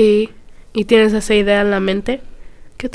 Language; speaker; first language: Spanish; early bilingual, other home language; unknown